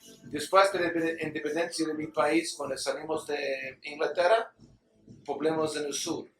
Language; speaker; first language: Spanish; non-native, learner; English